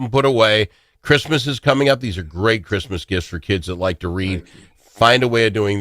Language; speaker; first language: English; native; English